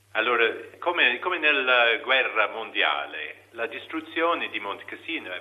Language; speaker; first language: Italian; non-native, learner; English